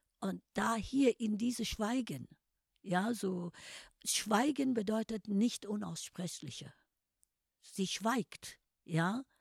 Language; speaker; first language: German; non-native, fluent; Persian